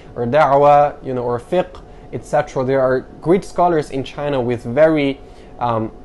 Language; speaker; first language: English; non-native, fluent; Chinese